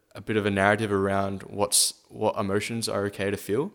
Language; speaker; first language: English; native; English